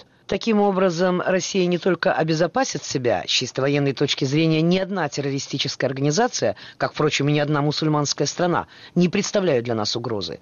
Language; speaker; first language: Russian; native; Russian